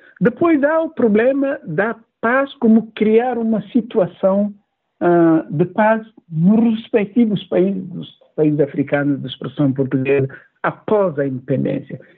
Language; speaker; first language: Portuguese; non-native, local second language; Upper Guinea Crioulo